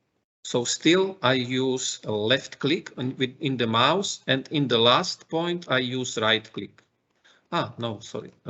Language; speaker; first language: English; non-native, fluent; Slovak